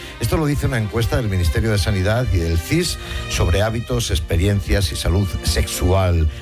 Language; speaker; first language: Spanish; native; Spanish